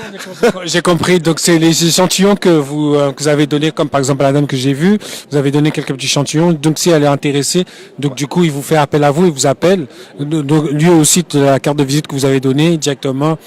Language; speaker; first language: French; native; French